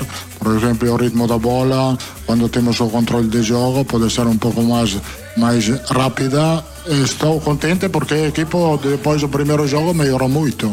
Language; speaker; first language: Portuguese; non-native, fluent; Italian